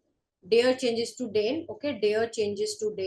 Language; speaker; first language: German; non-native, fluent; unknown